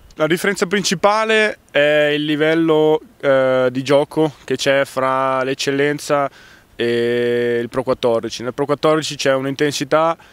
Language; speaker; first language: Italian; native; Italian